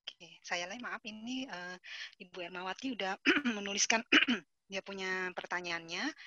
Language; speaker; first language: Indonesian; native; Indonesian